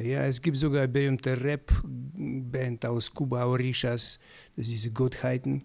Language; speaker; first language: German; non-native, fluent; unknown